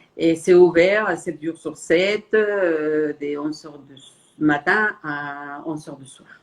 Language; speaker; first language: French; non-native, fluent; Spanish